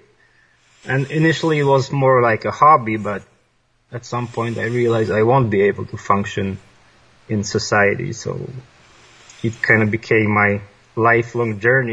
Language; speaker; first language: English; non-native, fluent; Polish